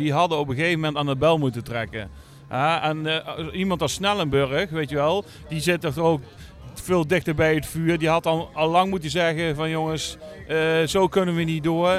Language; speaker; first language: Dutch; native; Dutch